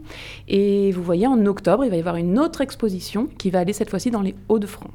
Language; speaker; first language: French; native; French